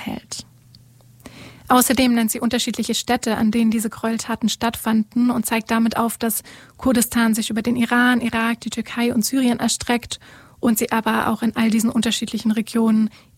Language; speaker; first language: German; native; German